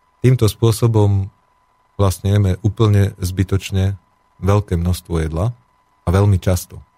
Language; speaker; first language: Slovak; native; Slovak